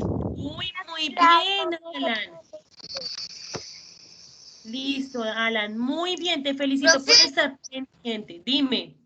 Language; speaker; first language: Spanish; native; Spanish